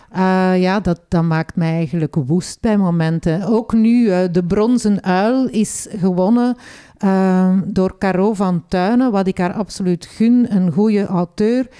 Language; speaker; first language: Dutch; native; Dutch